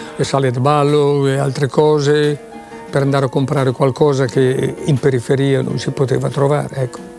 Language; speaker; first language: Italian; native; Italian